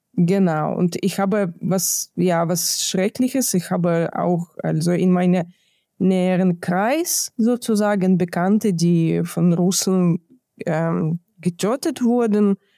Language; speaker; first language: German; non-native, fluent; Ukrainian